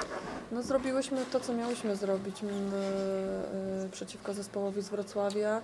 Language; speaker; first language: Polish; native; Polish